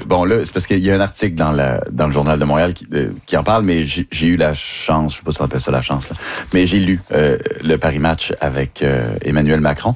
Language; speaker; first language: French; native; French